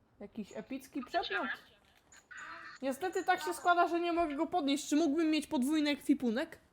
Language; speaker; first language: Polish; native; Polish